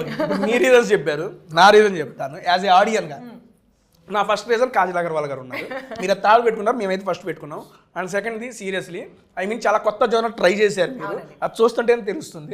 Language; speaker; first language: Telugu; native; Telugu